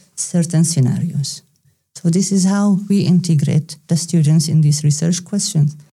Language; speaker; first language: English; non-native, fluent; Arabic